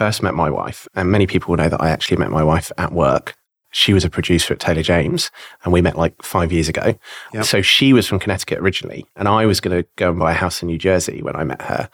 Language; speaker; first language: English; native; English